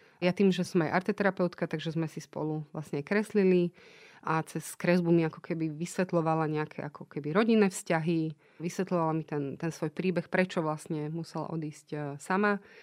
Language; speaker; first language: Slovak; native; Slovak